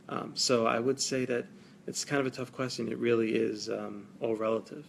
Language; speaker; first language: English; native; English